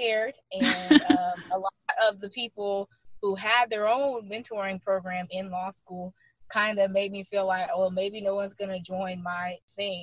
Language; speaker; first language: English; native; English